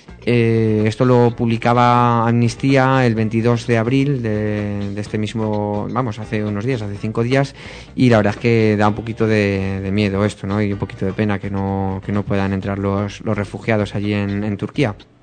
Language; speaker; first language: Spanish; native; Spanish